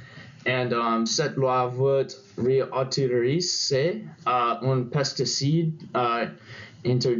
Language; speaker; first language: French; non-native, learner; English